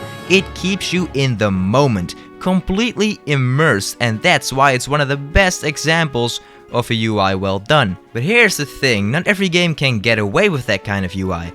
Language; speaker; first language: English; native; English